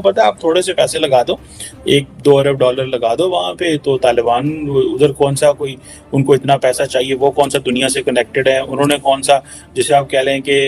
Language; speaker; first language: Hindi; non-native, local second language; Punjabi